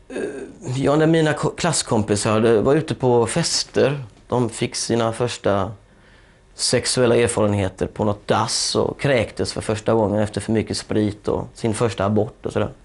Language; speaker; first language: Swedish; native; Swedish